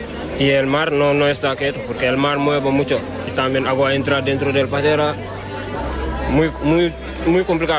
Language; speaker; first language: Spanish; non-native, learner; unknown